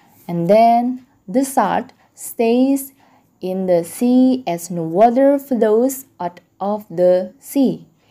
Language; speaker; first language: English; non-native, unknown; Indonesian